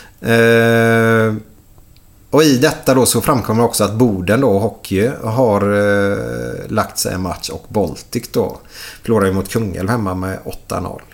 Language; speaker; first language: Swedish; native; Swedish